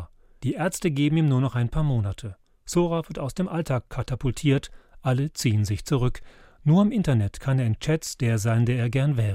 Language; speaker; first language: German; native; German